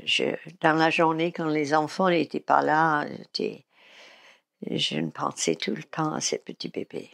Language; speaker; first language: French; non-native, fluent; English